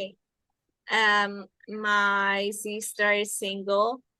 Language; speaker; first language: English; non-native, learner; Spanish